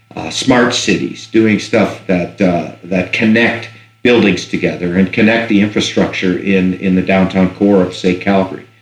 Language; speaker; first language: English; native; English